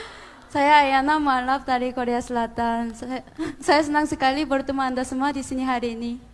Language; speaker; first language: Indonesian; non-native, fluent; Korean